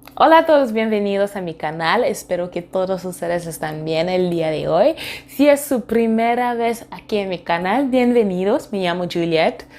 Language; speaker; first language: Spanish; non-native, fluent; French